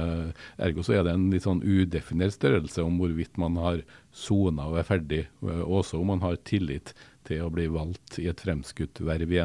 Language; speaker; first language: Norwegian; native; Norwegian